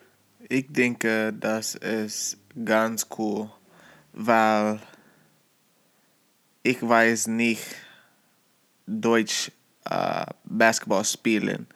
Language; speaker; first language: German; non-native, learner; English